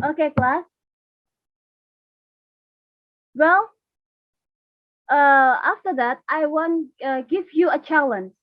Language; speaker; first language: English; non-native, learner; Indonesian